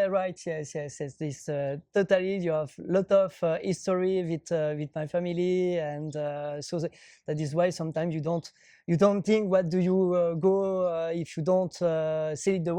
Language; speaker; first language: English; non-native, learner; French